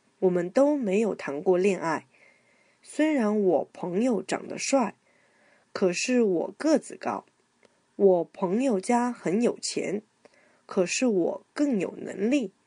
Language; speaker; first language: Chinese; non-native, fluent; Korean